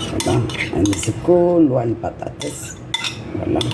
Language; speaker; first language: Arabic; native; Arabic